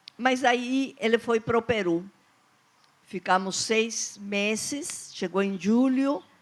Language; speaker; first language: Portuguese; non-native, fluent; Spanish